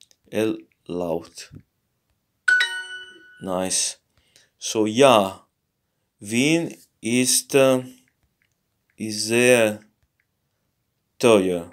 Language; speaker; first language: German; non-native, learner; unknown